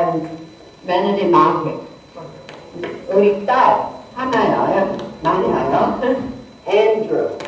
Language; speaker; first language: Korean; non-native, learner; English